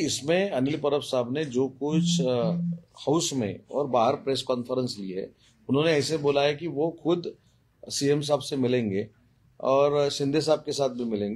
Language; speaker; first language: Hindi; non-native, local second language; Marathi